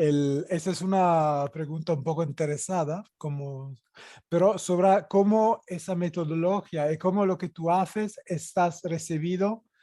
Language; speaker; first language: Spanish; non-native, fluent; Italian